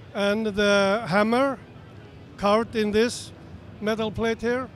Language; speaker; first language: English; non-native, learner; Icelandic